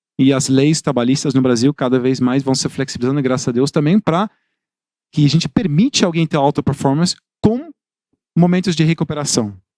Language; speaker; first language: Portuguese; non-native, fluent; Dutch